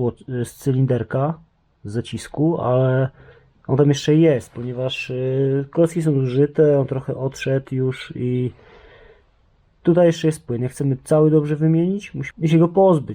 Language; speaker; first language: Polish; native; Polish